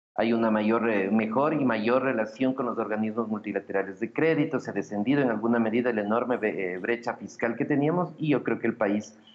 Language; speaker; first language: Spanish; native; Spanish